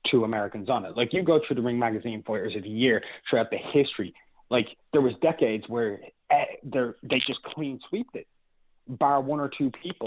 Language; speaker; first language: English; native; English